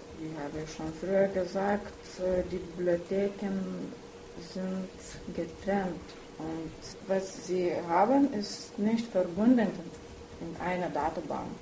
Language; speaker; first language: German; non-native, learner; Lithuanian